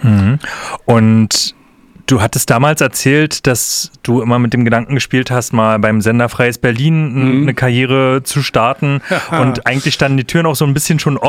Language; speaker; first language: German; native; German